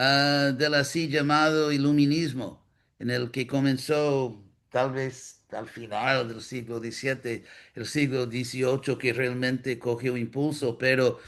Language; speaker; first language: Spanish; non-native, fluent; English